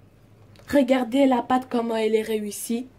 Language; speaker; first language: French; non-native, fluent; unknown